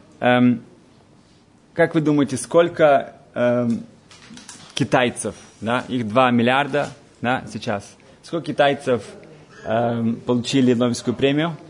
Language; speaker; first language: Russian; early bilingual, heritage; Russian